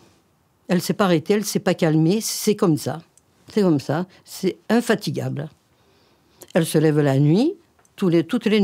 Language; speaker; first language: French; native; French